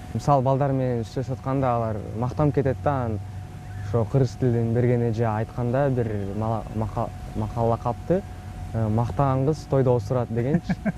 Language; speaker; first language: Kyrgyz; non-native, local second language; Russian